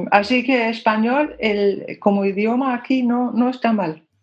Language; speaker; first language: Spanish; non-native, fluent; Danish